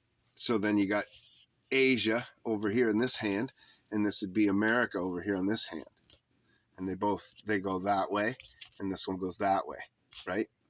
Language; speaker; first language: English; native; English